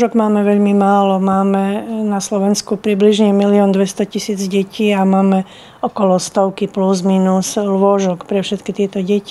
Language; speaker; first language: Slovak; native; Slovak